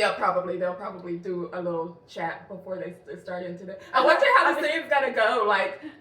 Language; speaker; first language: English; native; English